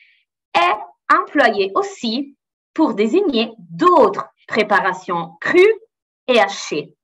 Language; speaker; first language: French; non-native, fluent; Italian